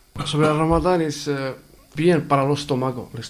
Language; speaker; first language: Spanish; non-native, learner; Arabic